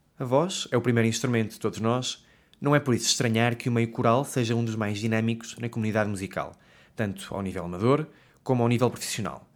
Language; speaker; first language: Portuguese; native; Portuguese